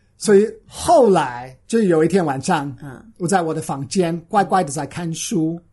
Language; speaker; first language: Chinese; non-native, fluent; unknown